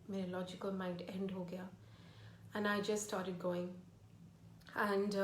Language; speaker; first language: Hindi; early bilingual, other home language; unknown